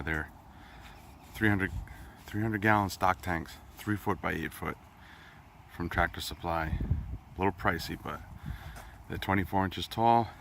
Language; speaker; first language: English; native; English